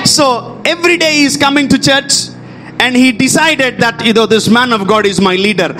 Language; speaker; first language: English; non-native, local second language; Telugu